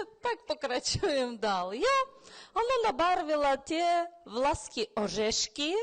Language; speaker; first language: Czech; early bilingual, heritage; Ukrainian